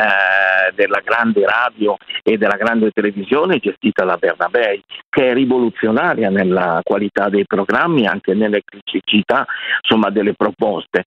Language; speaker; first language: Italian; native; Italian